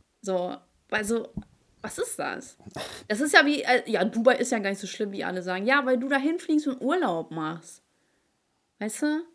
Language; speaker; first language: German; early bilingual, other home language; Ukrainian